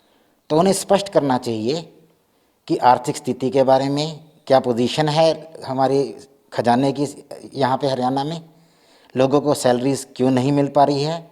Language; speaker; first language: Hindi; native; Hindi